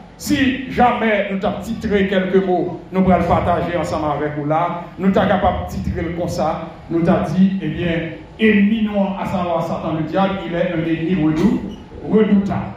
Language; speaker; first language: French; non-native, local second language; Haitian Creole